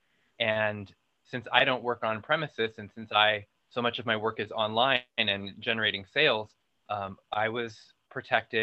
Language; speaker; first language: English; native; English